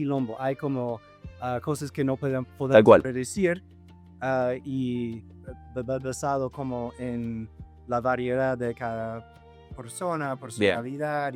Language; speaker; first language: Spanish; non-native, fluent; English